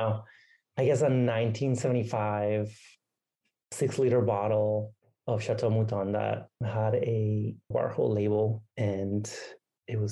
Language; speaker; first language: English; non-native, fluent; Spanish